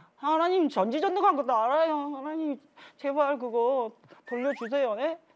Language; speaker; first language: Korean; native; Korean